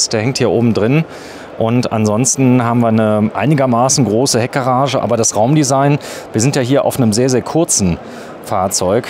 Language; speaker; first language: German; native; German